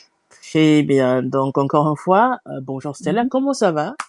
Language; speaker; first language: French; non-native, fluent; English